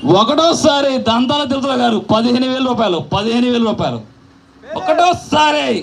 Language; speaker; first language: Telugu; native; Telugu